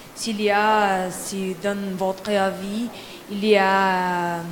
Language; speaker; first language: French; non-native, learner; Portuguese